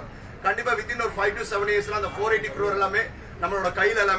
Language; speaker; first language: Tamil; native; Tamil